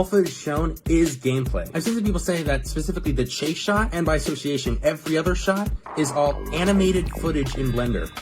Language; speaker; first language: English; native; English